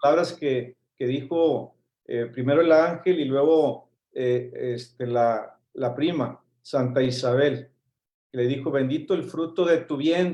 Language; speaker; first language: Spanish; native; Spanish